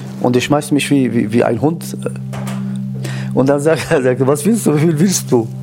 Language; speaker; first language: German; non-native, fluent; Kurdish